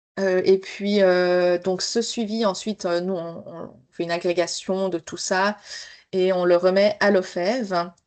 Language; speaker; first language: French; native; French